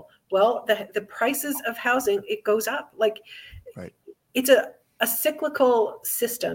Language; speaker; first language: English; native; English